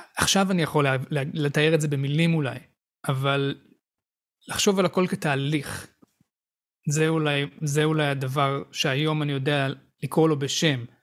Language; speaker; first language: Hebrew; native; Hebrew